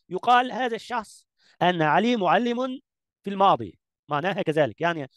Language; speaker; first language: Arabic; non-native, learner; Turkish